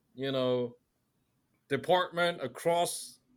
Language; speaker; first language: English; non-native, fluent; Chinese